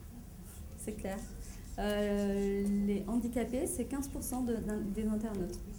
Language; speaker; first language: French; native; French